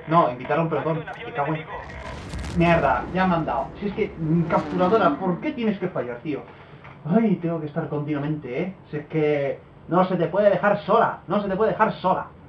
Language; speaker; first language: Spanish; native; Spanish